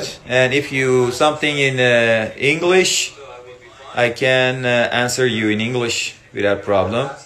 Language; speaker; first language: English; non-native, learner; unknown